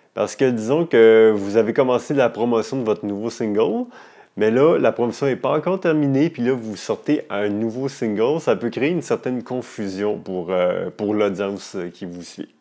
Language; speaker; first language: French; native; French